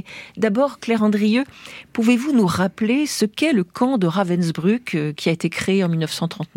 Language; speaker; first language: French; native; French